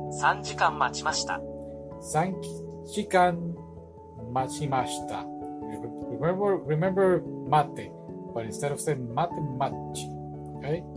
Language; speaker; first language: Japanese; non-native, learner; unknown